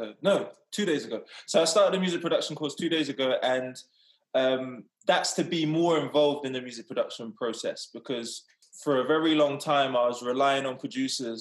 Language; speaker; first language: English; native; English